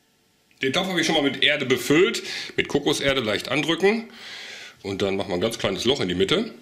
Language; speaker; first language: German; native; German